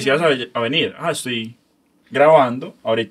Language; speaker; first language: Spanish; native; Spanish